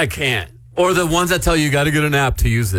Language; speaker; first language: English; native; English